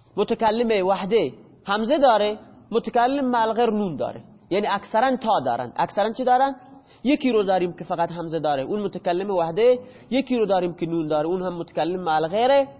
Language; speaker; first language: Persian; non-native, local second language; Baluchi